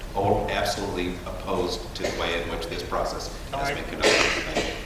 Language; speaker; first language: English; native; English